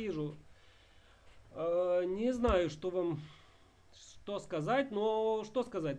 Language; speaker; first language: Russian; native; Russian